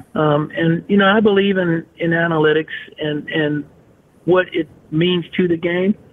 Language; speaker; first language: English; native; English